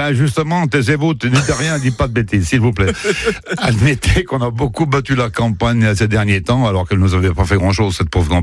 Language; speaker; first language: French; native; French